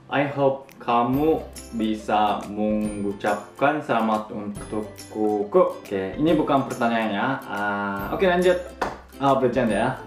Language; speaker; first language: Indonesian; non-native, fluent; Japanese